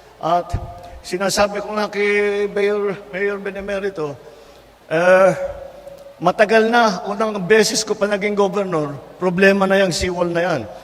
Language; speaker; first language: Filipino; native; Filipino